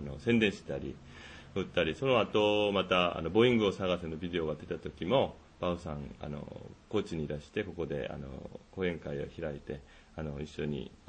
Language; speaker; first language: Japanese; non-native, fluent; Korean